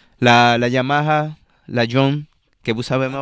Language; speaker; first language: French; non-native, learner; Spanish